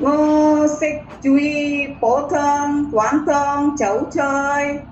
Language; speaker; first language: Cantonese; non-native, learner; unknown